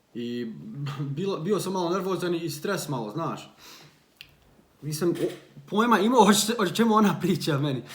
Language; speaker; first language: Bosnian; early bilingual, heritage; Bosnian